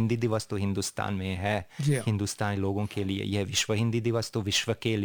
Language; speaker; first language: Hindi; non-native, fluent; Hungarian